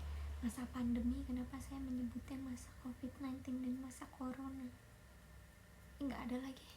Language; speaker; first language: Indonesian; native; Indonesian